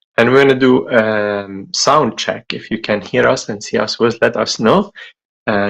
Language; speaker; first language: English; non-native, fluent; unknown